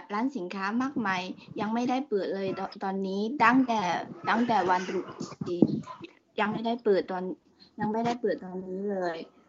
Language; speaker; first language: Thai; non-native, learner; Chinese